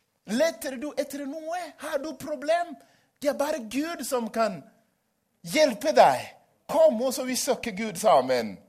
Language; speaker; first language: Norwegian; non-native, fluent; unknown